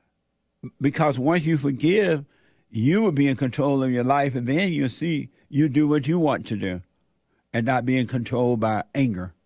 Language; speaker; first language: English; native; English